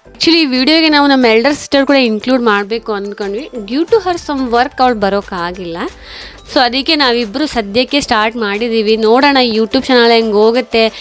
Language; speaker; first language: Kannada; native; Kannada